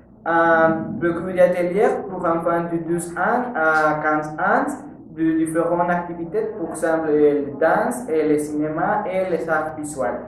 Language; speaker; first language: French; non-native, learner; Spanish